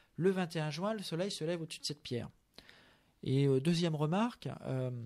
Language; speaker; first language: French; native; French